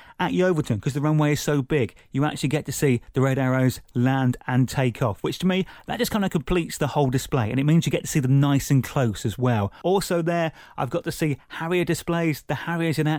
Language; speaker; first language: English; native; English